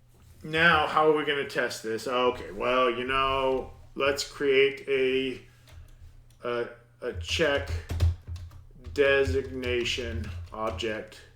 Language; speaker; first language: English; native; English